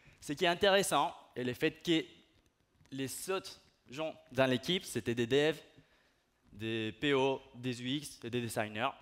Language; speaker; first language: French; non-native, fluent; Spanish